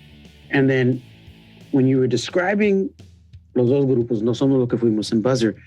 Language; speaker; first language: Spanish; early bilingual, heritage; Spanish